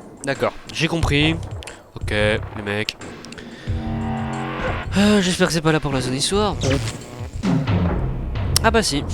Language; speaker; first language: French; native; French